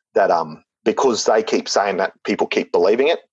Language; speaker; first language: English; native; English